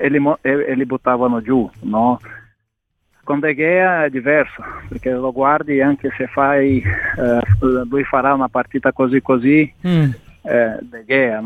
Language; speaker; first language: Italian; non-native, fluent; Portuguese